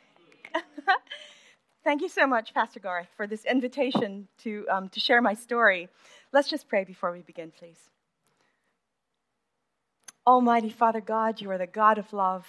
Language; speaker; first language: English; non-native, local second language; Filipino